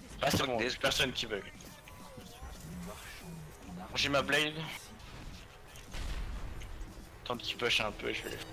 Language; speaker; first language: French; native; French